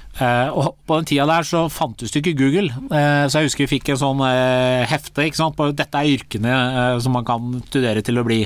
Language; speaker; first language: Norwegian; early bilingual, other home language; Persian